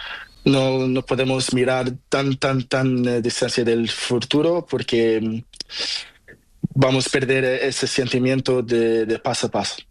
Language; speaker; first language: Spanish; non-native, learner; Portuguese